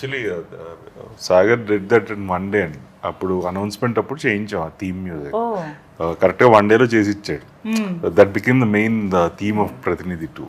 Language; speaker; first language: Telugu; native; Telugu